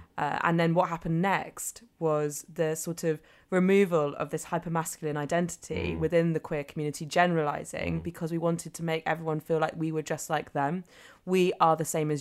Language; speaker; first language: English; native; English